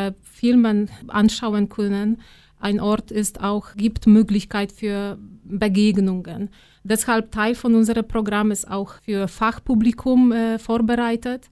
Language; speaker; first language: German; non-native, fluent; Polish